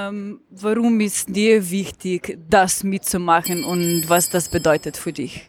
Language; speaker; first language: German; non-native, learner; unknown